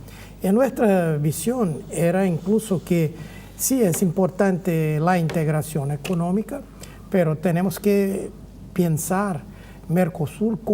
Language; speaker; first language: Spanish; non-native, fluent; Portuguese